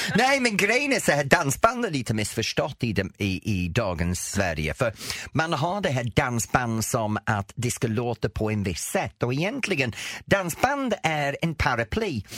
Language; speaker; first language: Swedish; non-native, fluent; English